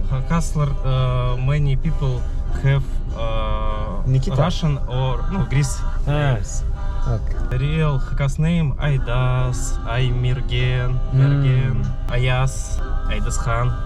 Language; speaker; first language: Turkish; non-native, learner; Russian